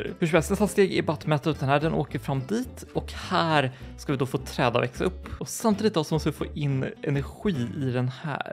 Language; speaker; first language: Swedish; native; Swedish